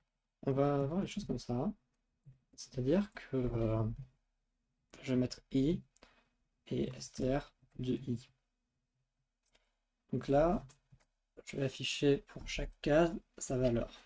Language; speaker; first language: French; native; French